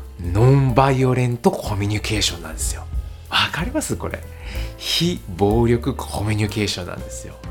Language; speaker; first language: Japanese; native; Japanese